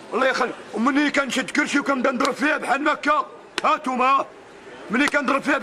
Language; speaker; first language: Arabic; native; Arabic